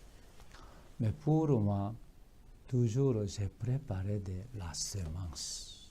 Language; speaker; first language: French; non-native, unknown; Korean